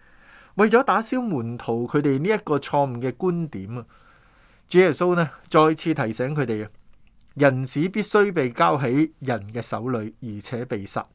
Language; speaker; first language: Chinese; non-native, local second language; Cantonese